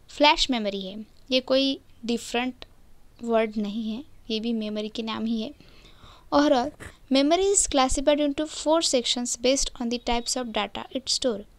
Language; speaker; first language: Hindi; non-native, local second language; Marathi